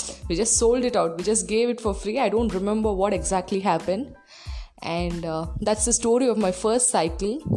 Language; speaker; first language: English; non-native, local second language; Tamil